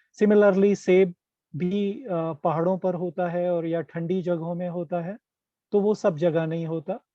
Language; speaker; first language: Hindi; native; Hindi